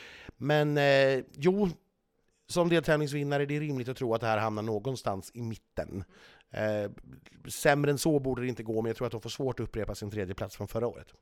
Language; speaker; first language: Swedish; native; Swedish